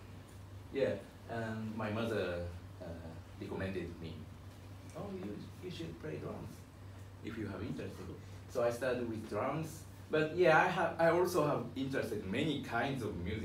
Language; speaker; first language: English; non-native, learner; Japanese